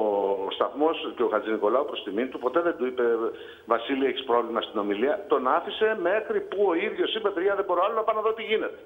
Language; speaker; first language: Greek; native; Greek